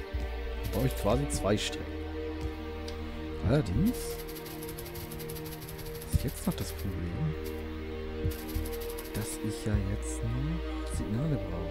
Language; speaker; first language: German; native; German